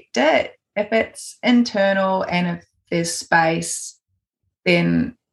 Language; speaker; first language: English; native; English